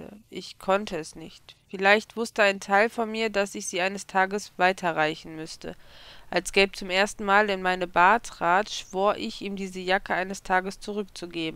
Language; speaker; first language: German; native; German